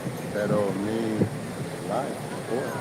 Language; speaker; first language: Spanish; non-native, learner; English